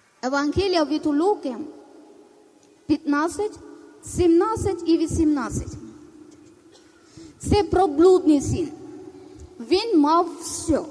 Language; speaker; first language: Ukrainian; non-native, learner; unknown